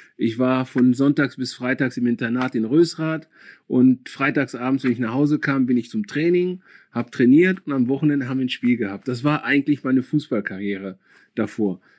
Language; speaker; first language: German; early bilingual, other home language; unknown